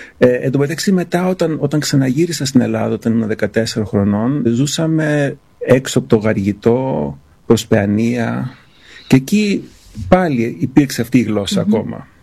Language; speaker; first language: Greek; early bilingual, other home language; German